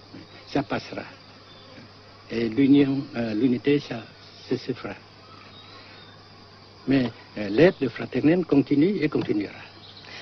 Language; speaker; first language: French; non-native, local second language; Vietnamese